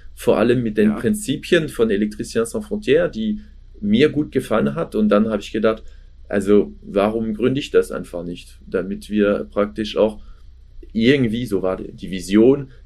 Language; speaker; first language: German; non-native, fluent; French